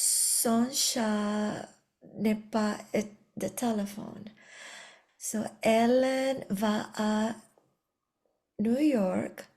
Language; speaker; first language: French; non-native, learner; Spanish